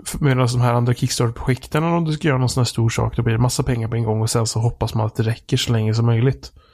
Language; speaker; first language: Swedish; native; Swedish